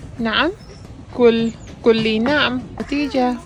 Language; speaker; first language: Arabic; non-native, learner; English